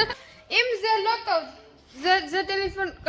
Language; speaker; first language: Hebrew; non-native, learner; Gujarati